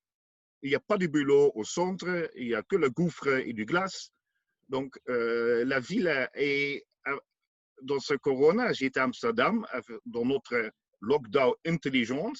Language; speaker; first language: French; non-native, learner; Dutch